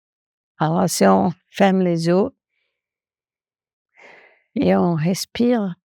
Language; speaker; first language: French; non-native, fluent; Portuguese